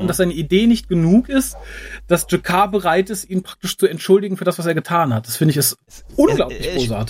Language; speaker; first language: German; native; German